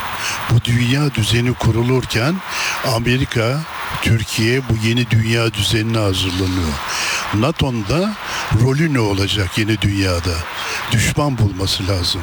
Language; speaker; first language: Turkish; native; Turkish